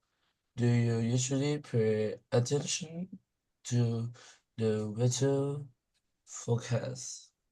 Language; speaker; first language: English; non-native, learner; Thai